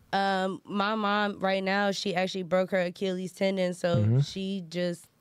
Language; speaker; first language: English; native; English